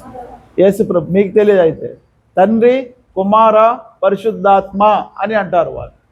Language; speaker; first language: Telugu; non-native, local second language; Urdu